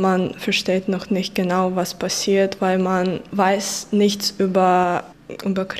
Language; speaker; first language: German; early bilingual, other home language; Ukrainian